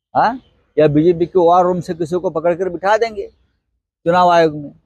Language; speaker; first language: Hindi; non-native, local second language; Marathi